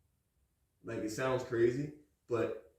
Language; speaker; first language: English; native; English